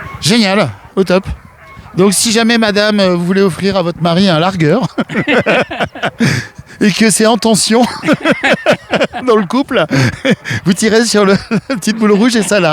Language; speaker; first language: French; native; French